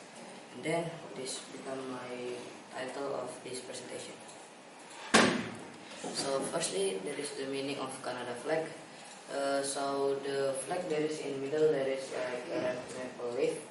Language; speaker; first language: English; non-native, learner; Indonesian